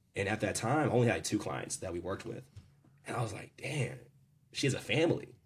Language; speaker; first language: English; native; English